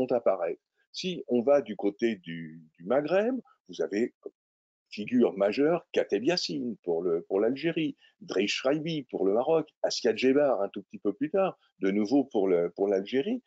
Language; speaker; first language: French; native; French